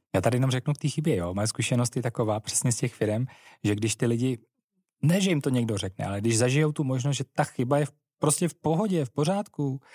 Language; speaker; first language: Czech; native; Czech